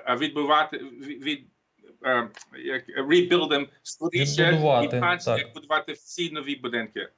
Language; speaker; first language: Ukrainian; early bilingual, heritage; Ukrainian